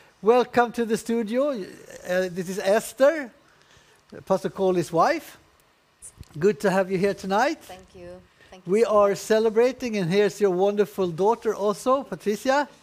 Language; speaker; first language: English; non-native, learner; Swedish